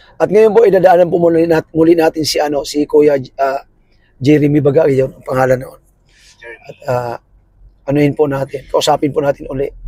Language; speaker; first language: Filipino; non-native, local second language; Cebuano